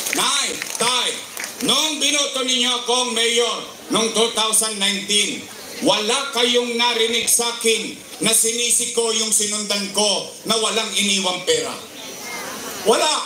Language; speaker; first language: Filipino; native; Filipino